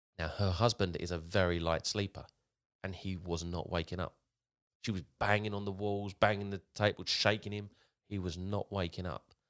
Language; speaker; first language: English; native; English